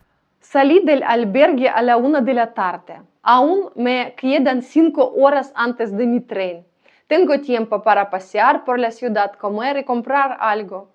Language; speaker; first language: Spanish; non-native, learner; Ukrainian